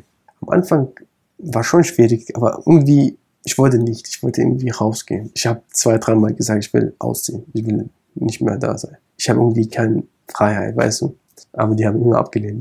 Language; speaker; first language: German; non-native, fluent; Kurdish